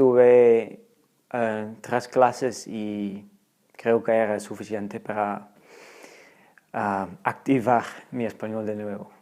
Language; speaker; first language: Spanish; non-native, fluent; Dutch